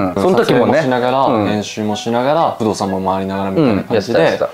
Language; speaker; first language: Japanese; non-native, fluent; Korean